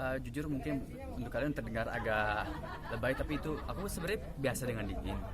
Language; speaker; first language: Indonesian; native; Indonesian